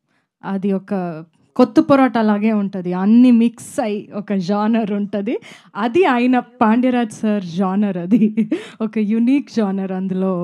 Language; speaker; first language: Telugu; non-native, fluent; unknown